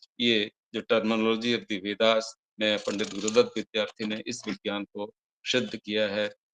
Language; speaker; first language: Hindi; non-native, local second language; Odia